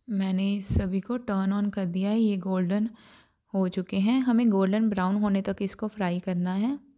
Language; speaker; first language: Hindi; non-native, local second language; Punjabi